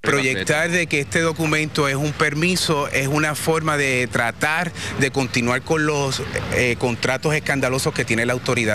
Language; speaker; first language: Spanish; native; Spanish